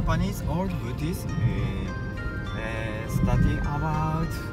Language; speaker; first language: English; non-native, learner; Japanese